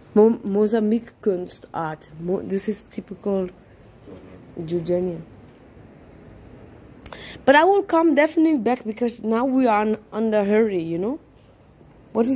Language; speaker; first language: English; non-native, fluent; Dutch